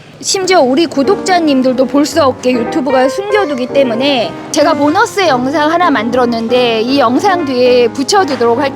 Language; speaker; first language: Korean; native; Korean